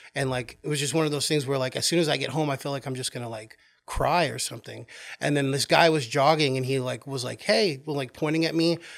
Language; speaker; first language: English; native; English